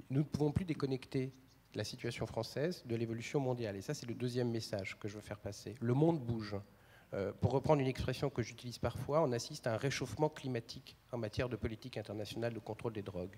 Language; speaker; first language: French; native; French